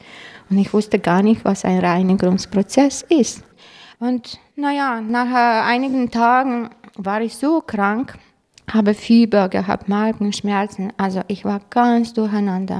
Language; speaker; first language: German; non-native, fluent; Croatian